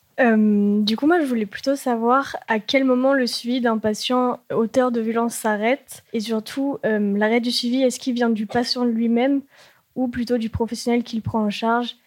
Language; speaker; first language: French; native; French